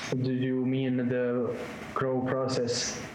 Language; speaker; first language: English; non-native, learner; Italian